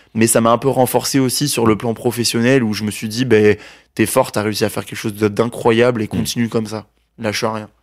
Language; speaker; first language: French; native; French